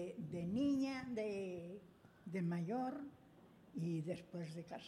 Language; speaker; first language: Spanish; native; Spanish